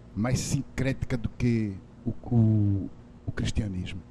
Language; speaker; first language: Portuguese; native; Portuguese